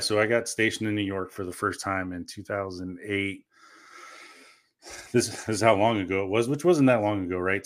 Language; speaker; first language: English; early bilingual, other home language; Korean